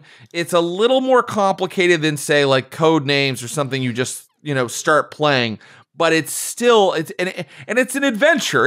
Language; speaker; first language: English; native; English